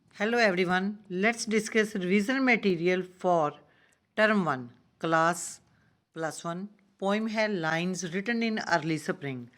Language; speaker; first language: English; non-native, local second language; Punjabi